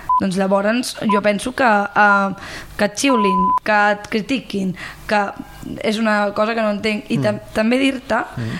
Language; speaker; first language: Catalan; native; Catalan